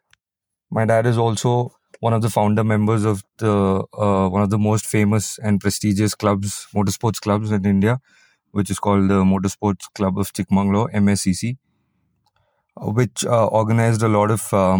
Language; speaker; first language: English; non-native, local second language; Kannada